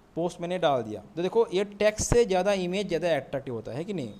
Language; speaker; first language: Hindi; non-native, local second language; Assamese